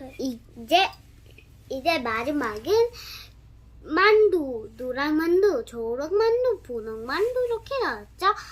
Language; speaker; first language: Korean; early bilingual, other home language; Telugu